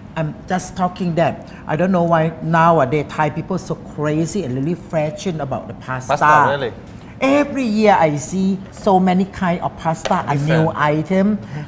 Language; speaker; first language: English; non-native, learner; Thai